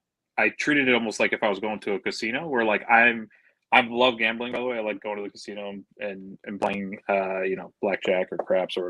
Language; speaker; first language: English; native; English